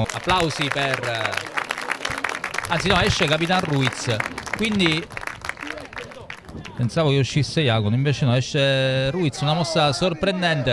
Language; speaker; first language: Italian; native; Italian